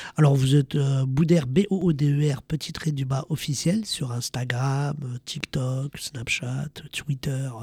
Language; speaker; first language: French; early bilingual, other home language; Arabic